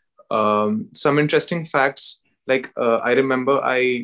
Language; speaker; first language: English; non-native, local second language; Hindi